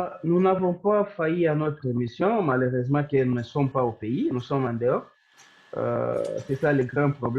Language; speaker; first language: French; non-native, local second language; Swahili